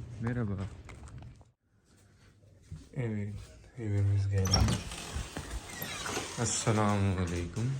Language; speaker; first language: Turkish; non-native, learner; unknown